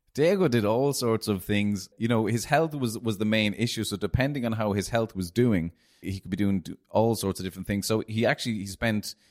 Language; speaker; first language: English; native; English